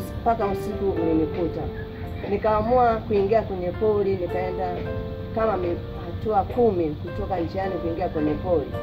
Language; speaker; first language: Swahili; non-native, local second language; Masai